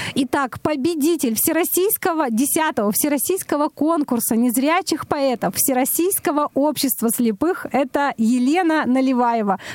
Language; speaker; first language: Russian; native; Russian